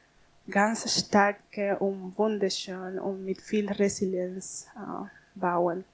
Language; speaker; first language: German; non-native, learner; Spanish